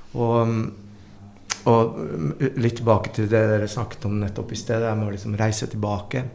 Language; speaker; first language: Norwegian; early bilingual, other home language; Spanish